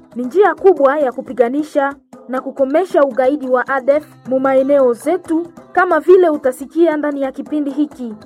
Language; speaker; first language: Swahili; non-native, local second language; Nande